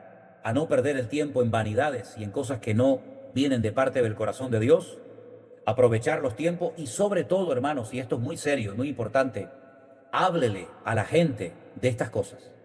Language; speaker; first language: Spanish; native; Spanish